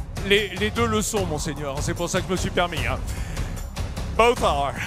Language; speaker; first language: French; native; French